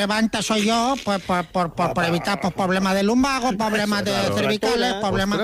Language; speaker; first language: Spanish; native; Spanish